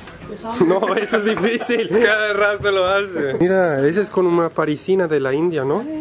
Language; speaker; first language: Spanish; native; Spanish